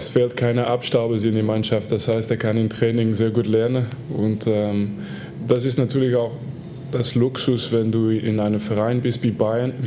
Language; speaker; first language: German; non-native, fluent; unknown